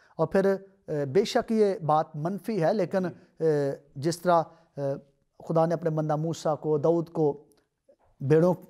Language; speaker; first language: Urdu; non-native, local second language; Punjabi